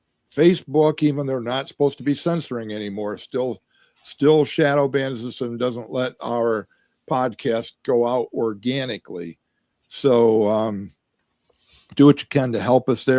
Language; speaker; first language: English; native; English